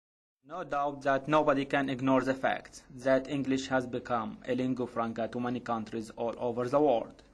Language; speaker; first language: English; non-native, fluent; Arabic